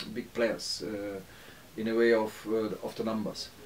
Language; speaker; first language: English; non-native, fluent; Turkish